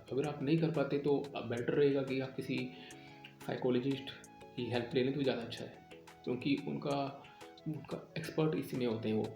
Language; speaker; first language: Hindi; non-native, local second language; Punjabi